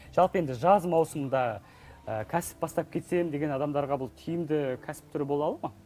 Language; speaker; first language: Kazakh; native; Kazakh